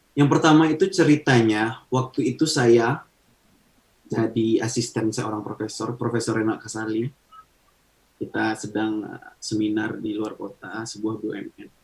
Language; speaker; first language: Indonesian; non-native, local second language; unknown